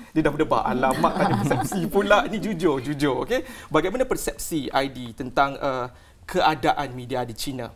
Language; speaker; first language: Malay; native; Malay